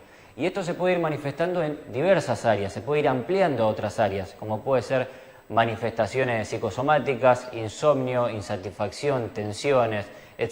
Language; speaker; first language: Spanish; native; Spanish